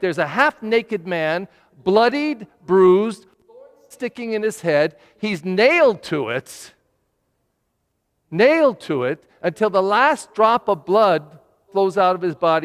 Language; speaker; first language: English; native; English